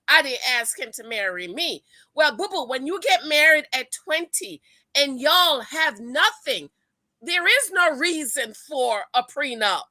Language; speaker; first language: English; native; English